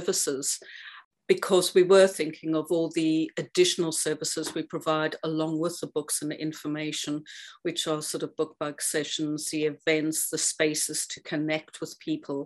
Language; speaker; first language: English; native; English